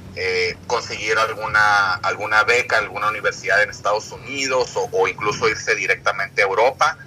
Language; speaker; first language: Spanish; native; Spanish